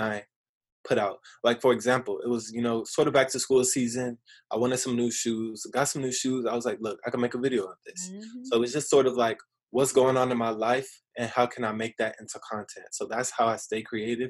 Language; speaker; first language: English; native; English